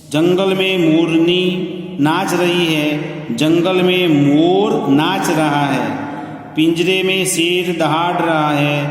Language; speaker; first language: Hindi; non-native, local second language; Gujarati